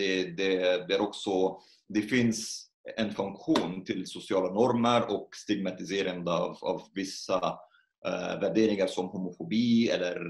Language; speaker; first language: Swedish; non-native, fluent; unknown